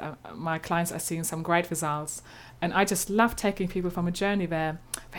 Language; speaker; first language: English; non-native, fluent; German